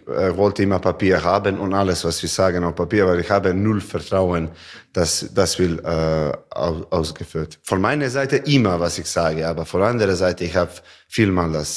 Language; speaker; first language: German; non-native, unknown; Serbian